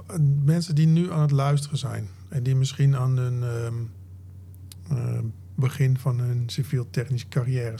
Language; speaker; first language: Dutch; native; Dutch